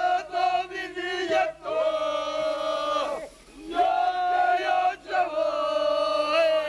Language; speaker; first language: Bosnian; native; Bosnian